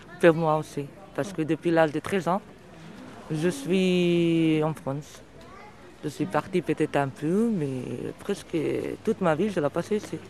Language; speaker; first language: French; early bilingual, other home language; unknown